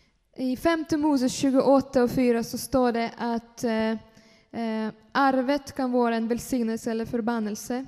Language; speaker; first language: Swedish; non-native, fluent; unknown